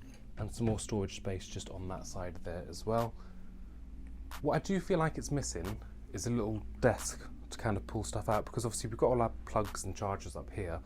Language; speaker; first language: English; native; English